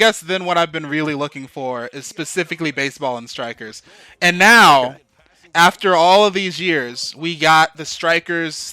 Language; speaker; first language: English; native; English